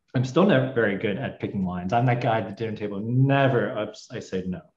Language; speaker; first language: English; native; English